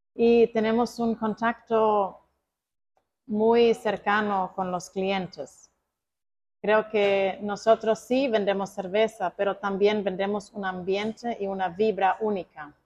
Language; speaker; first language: Spanish; non-native, fluent; Croatian